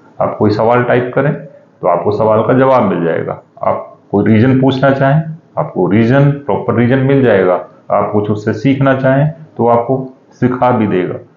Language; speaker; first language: Hindi; native; Hindi